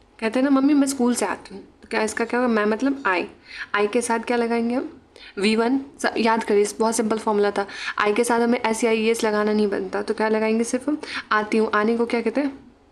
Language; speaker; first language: Hindi; non-native, local second language; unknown